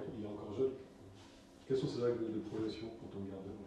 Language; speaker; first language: French; native; French